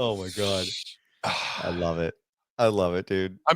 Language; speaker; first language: English; native; English